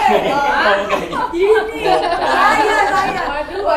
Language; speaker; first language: Indonesian; native; Indonesian